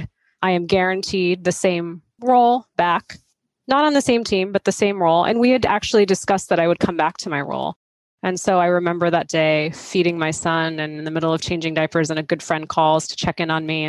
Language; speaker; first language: English; native; English